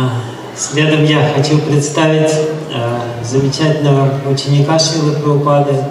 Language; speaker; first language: Russian; native; Russian